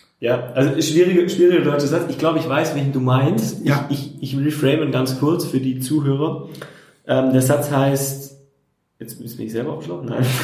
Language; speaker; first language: German; native; German